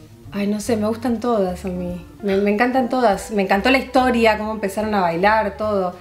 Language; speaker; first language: Spanish; native; Spanish